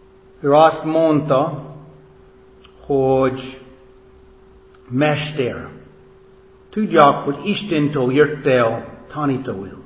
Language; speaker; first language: Hungarian; non-native, fluent; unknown